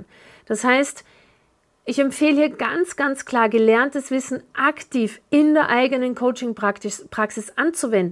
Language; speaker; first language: German; native; German